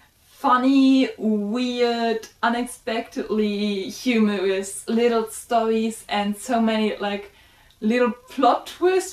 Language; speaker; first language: English; non-native, fluent; German